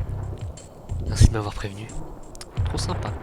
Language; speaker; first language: French; native; French